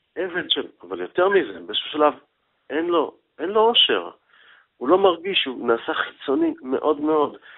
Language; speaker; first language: Hebrew; native; Hebrew